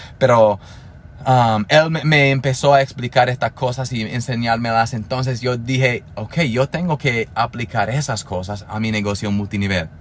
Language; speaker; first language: Spanish; non-native, fluent; English